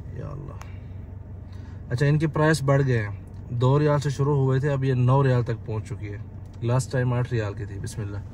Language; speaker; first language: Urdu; native; Urdu